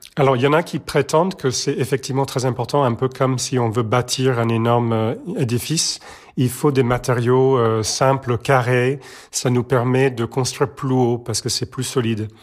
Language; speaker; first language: French; non-native, fluent; Serbian